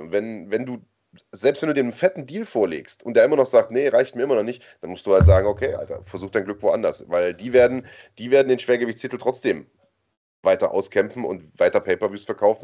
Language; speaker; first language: German; native; German